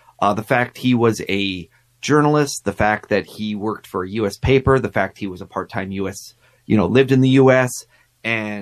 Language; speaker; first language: English; native; English